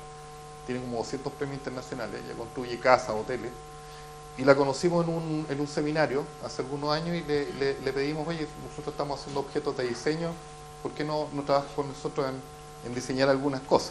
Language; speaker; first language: Spanish; native; Spanish